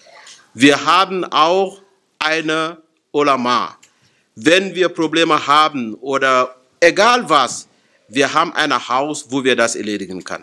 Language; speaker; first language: German; non-native, fluent; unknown